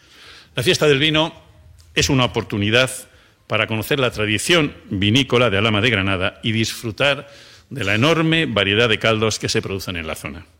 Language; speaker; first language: Spanish; native; Spanish